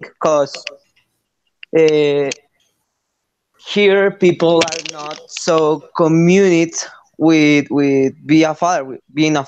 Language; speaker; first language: English; non-native, learner; Spanish